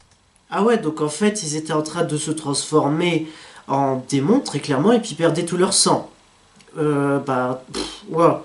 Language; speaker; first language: French; native; French